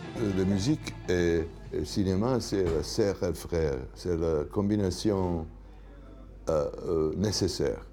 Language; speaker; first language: French; non-native, learner; Serbian